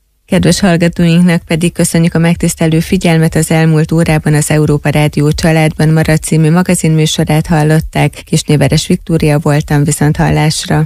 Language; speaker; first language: Hungarian; native; Hungarian